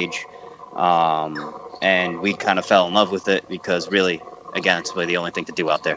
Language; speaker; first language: English; native; English